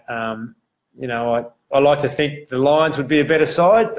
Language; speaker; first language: English; native; English